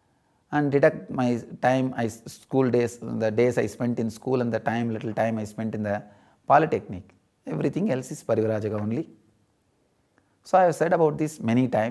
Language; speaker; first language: English; non-native, local second language; Tamil